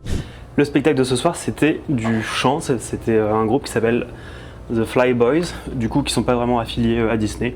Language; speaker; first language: French; native; French